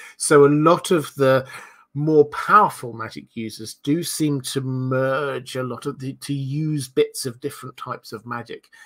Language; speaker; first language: English; native; English